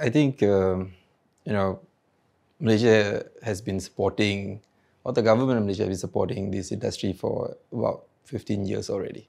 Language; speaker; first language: English; non-native, local second language; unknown